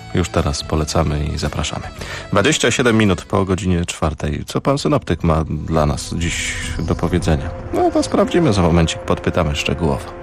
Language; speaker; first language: Polish; native; Polish